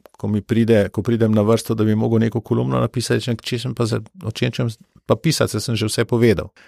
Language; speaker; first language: Slovenian; native; Slovenian